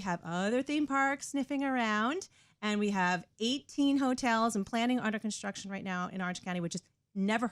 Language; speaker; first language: English; native; English